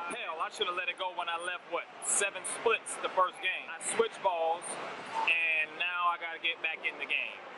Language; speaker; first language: English; native; English